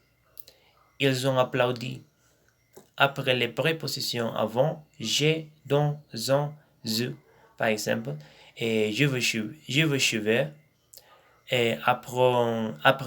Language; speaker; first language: French; non-native, learner; Spanish